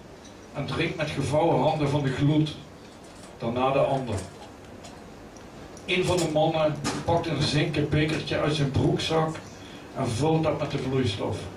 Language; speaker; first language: Dutch; native; Dutch